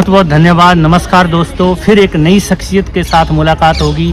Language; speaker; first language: Hindi; native; Hindi